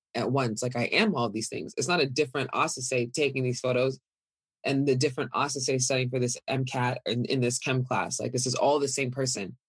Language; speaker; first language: English; early bilingual, other home language; Yoruba